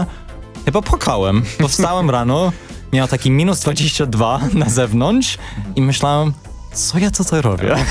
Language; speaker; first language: Polish; non-native, learner; English